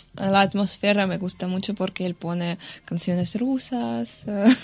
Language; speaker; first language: Spanish; non-native, fluent; Russian